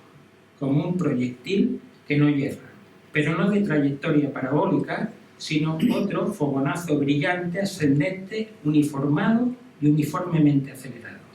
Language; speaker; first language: Spanish; native; Spanish